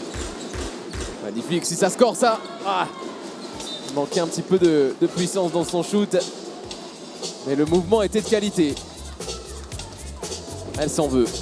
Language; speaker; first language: French; native; French